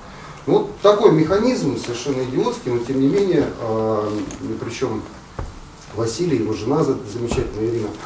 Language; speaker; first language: Russian; native; Russian